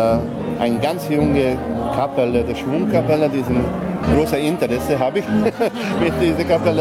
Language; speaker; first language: German; non-native, local second language; Hungarian